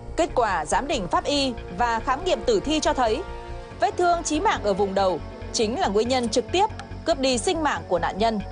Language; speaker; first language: Vietnamese; native; Vietnamese